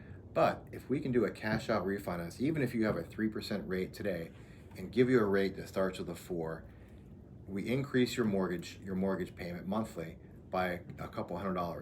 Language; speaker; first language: English; native; English